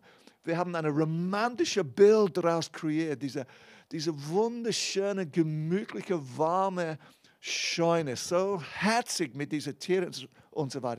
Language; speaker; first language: German; non-native, fluent; English